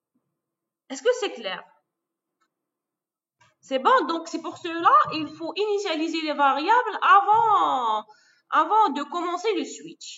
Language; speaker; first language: French; non-native, local second language; Arabic